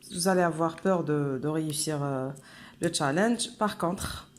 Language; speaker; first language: French; non-native, local second language; Arabic